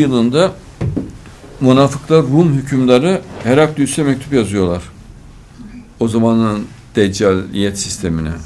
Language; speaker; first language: Turkish; native; Turkish